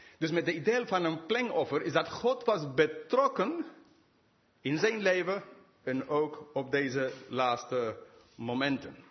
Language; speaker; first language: Dutch; non-native, fluent; English